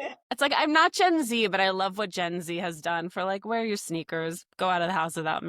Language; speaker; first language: English; native; English